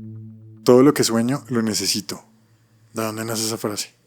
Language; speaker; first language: Spanish; native; Spanish